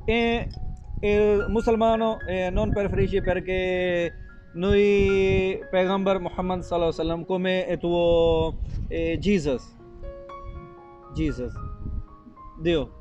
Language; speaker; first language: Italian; non-native, learner; Urdu